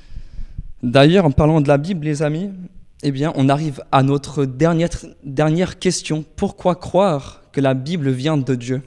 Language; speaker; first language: French; native; French